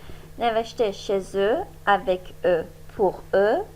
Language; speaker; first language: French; non-native, fluent; Persian